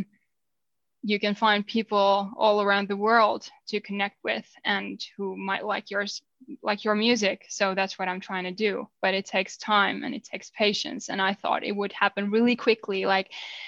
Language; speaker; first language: English; non-native, fluent; Finnish